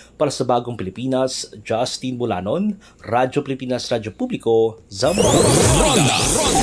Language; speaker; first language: Filipino; non-native, local second language; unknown